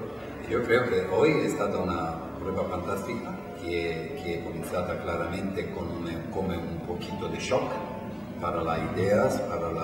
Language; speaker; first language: Spanish; non-native, fluent; Italian